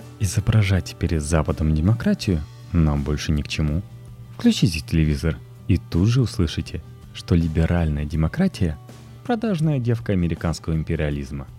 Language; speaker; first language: Russian; native; Russian